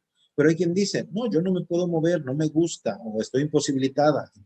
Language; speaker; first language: Spanish; native; Spanish